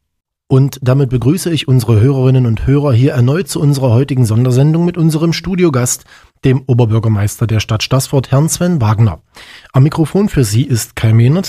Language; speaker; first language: German; native; German